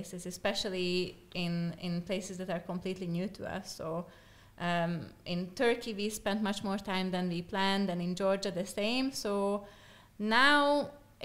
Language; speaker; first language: English; non-native, fluent; Slovak